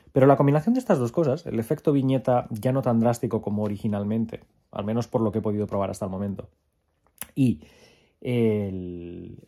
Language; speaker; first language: Spanish; native; Spanish